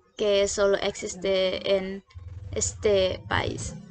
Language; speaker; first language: Spanish; non-native, learner; Indonesian